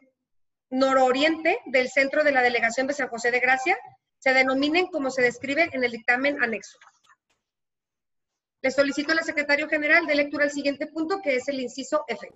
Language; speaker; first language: Spanish; native; Spanish